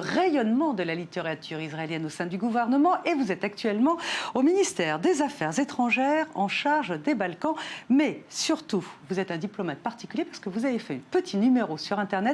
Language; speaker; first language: French; native; French